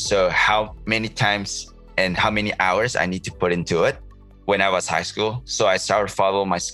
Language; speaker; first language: English; non-native, learner; Chinese